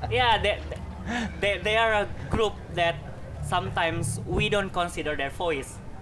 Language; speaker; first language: English; non-native, fluent; Indonesian